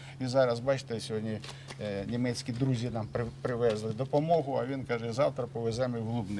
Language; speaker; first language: Ukrainian; native; Ukrainian